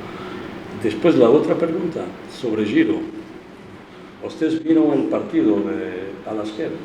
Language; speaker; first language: Spanish; non-native, fluent; Portuguese